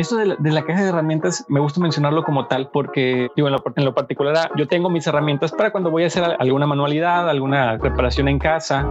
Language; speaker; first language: Spanish; native; Spanish